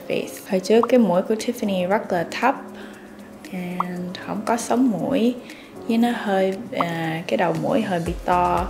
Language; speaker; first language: Vietnamese; early bilingual, heritage; Vietnamese